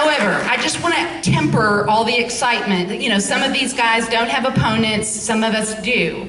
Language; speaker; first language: English; native; English